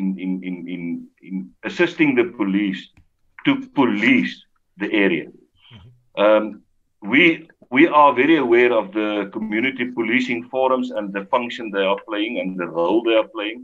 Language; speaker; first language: English; non-native, local second language; Afrikaans